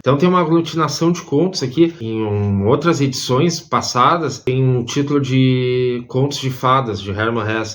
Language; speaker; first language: Portuguese; native; Portuguese